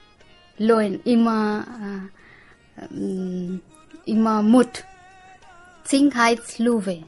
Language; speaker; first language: German; non-native, learner; Punjabi